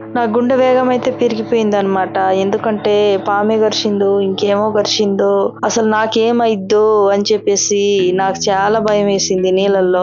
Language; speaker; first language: Telugu; non-native, local second language; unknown